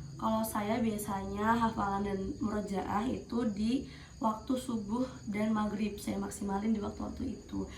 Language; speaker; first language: Indonesian; native; Indonesian